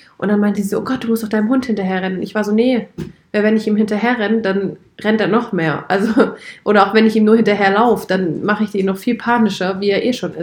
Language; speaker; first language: German; native; German